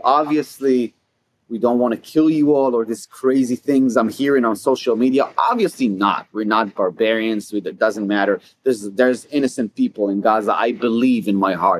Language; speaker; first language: English; non-native, fluent; Hebrew